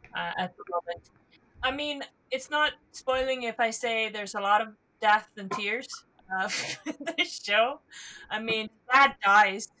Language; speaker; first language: English; non-native, fluent; Estonian